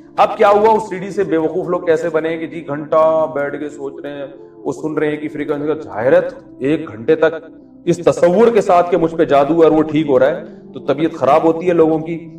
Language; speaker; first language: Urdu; native; Urdu